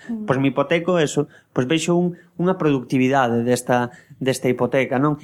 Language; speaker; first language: Galician; non-native, local second language; Spanish